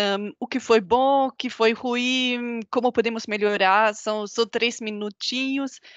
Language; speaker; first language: Portuguese; non-native, fluent; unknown